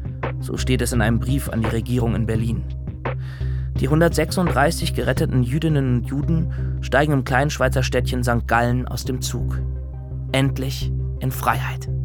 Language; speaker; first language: German; native; German